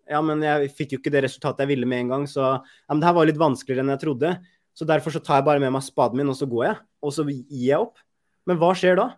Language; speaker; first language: Norwegian; native; Norwegian